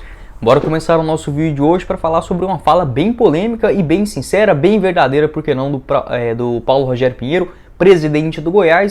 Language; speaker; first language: Portuguese; native; Portuguese